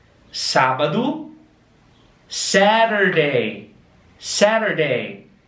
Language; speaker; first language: English; non-native, fluent; Portuguese